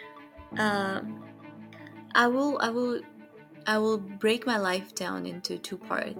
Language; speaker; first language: English; non-native, local second language; Nepali